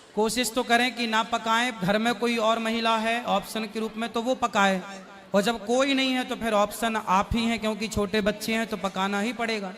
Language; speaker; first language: Hindi; native; Hindi